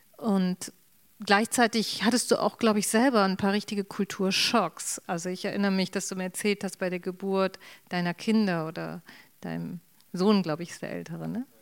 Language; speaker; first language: German; native; German